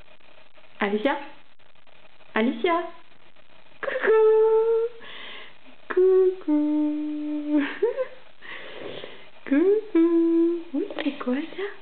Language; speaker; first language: French; native; French